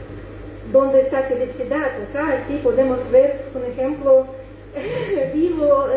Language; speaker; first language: Spanish; non-native, fluent; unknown